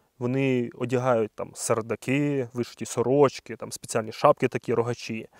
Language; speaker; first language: Ukrainian; native; Ukrainian